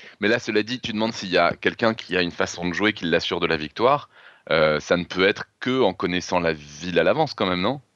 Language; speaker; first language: French; native; French